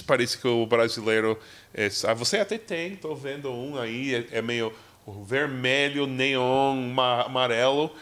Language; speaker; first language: Portuguese; non-native, fluent; English